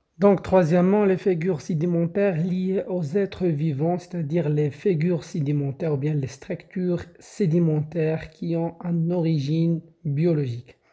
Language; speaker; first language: French; non-native, local second language; Arabic